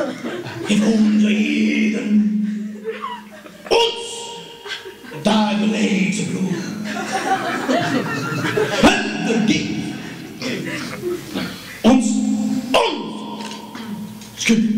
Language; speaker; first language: Dutch; non-native, local second language; French